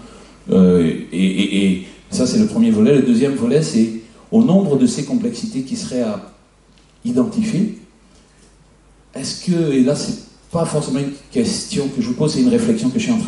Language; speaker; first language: French; native; French